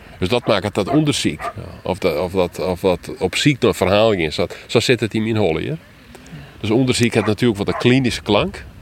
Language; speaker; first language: Dutch; non-native, local second language; Western Frisian